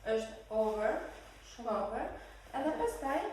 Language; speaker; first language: Albanian; early bilingual, heritage; Albanian